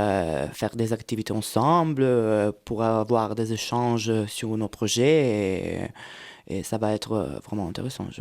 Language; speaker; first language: French; non-native, fluent; Italian